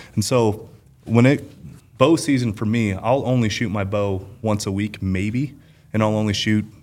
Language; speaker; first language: English; native; English